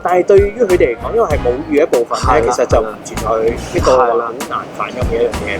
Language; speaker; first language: Cantonese; native; Cantonese